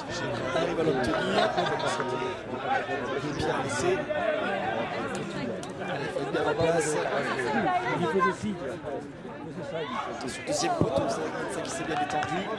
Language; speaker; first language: French; native; French